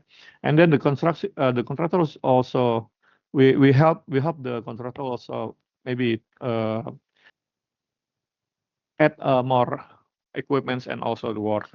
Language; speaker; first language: English; non-native, learner; Indonesian